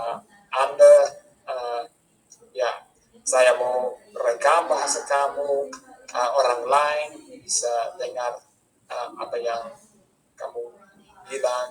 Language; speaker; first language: Indonesian; non-native, fluent; English